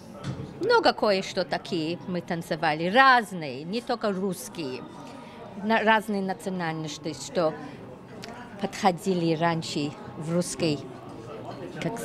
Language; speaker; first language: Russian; early bilingual, heritage; Russian